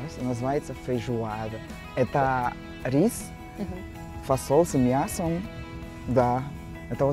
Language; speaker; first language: Russian; non-native, learner; Portuguese